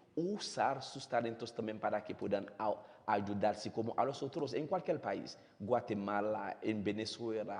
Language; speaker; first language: Spanish; non-native, learner; Haitian Creole